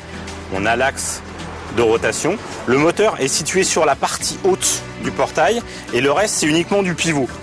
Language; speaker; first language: French; native; French